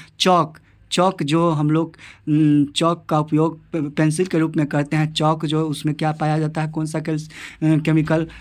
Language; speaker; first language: Hindi; native; Hindi